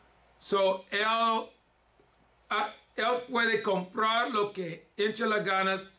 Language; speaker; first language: Spanish; early bilingual, heritage; English